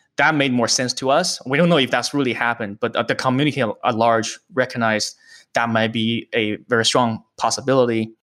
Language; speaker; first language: English; early bilingual, other home language; Chinese